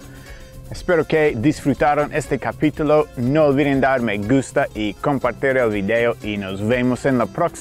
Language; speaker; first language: Spanish; non-native, fluent; English